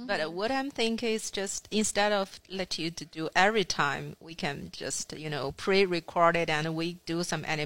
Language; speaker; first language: English; non-native, fluent; Chinese